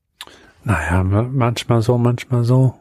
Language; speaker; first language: German; non-native, fluent; Bulgarian